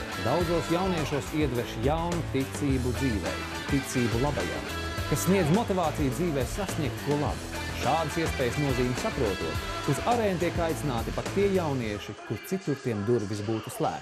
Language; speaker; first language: Latvian; native; Latvian